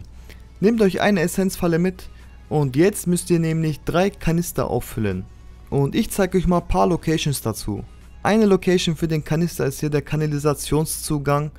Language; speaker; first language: German; native; German